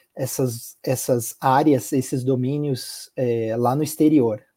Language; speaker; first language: Portuguese; native; Portuguese